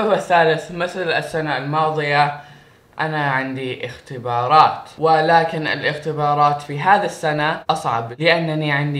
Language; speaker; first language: Arabic; early bilingual, heritage; Arabic